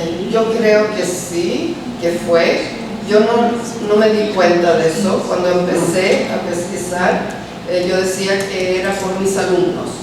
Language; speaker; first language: Spanish; early bilingual, heritage; Spanish